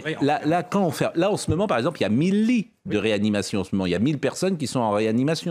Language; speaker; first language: French; native; French